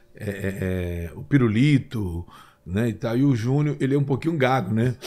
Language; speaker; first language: Portuguese; native; Portuguese